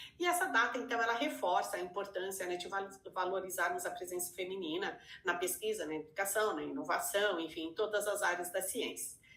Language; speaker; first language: Portuguese; native; Portuguese